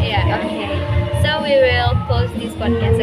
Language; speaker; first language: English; non-native, learner; Indonesian